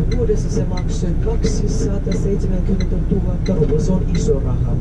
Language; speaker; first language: Finnish; non-native, fluent; Russian